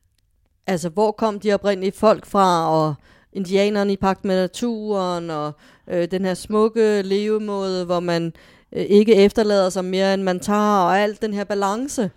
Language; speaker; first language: Danish; native; Danish